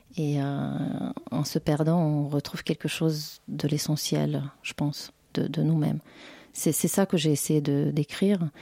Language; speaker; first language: French; non-native, fluent; Romanian